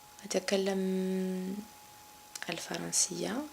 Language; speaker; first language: Arabic; non-native, local second language; Kabyle